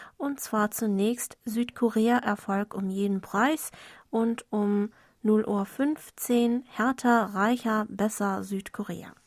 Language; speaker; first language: German; non-native, fluent; Korean